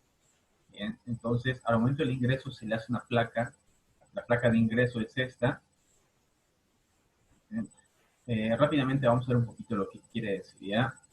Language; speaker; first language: Spanish; native; Spanish